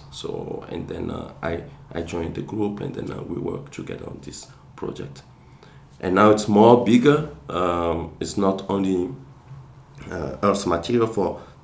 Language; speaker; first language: English; non-native, fluent; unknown